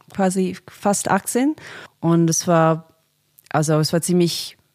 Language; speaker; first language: German; non-native, fluent; English